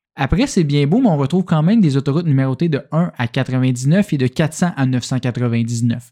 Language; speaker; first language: French; native; French